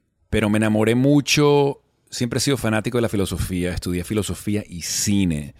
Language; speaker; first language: Spanish; native; Spanish